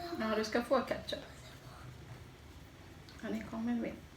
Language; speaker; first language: Swedish; non-native, fluent; Thai